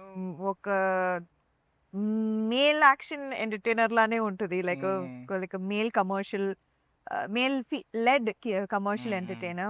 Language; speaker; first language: Telugu; non-native, local second language; Tamil